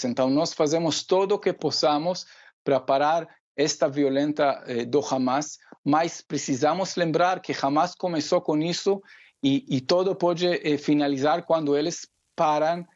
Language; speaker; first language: Portuguese; non-native, fluent; Hebrew